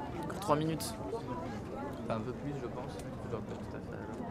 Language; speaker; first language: French; native; French